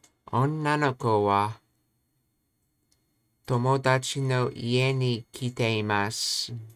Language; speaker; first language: Japanese; non-native, learner; English